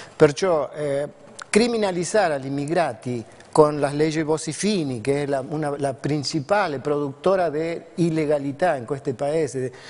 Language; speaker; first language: Italian; non-native, fluent; Spanish